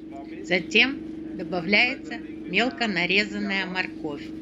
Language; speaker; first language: Russian; native; Russian